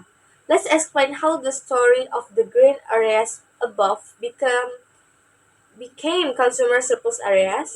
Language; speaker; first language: English; non-native, learner; Indonesian